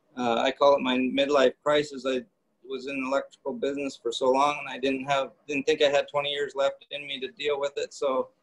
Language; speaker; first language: English; native; English